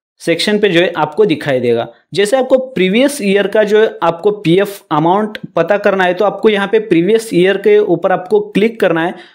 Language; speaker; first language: Hindi; non-native, local second language; Marathi